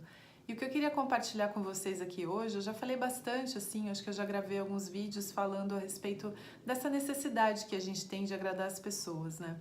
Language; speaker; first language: Portuguese; native; Portuguese